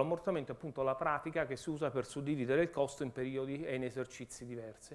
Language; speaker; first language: Italian; native; Italian